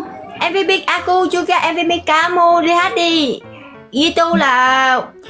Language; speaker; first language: Indonesian; non-native, learner; Vietnamese